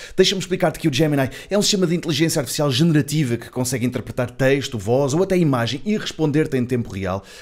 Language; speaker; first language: Portuguese; native; Portuguese